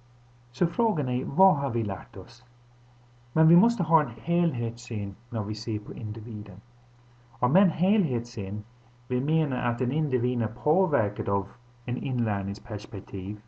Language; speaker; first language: Swedish; non-native, fluent; English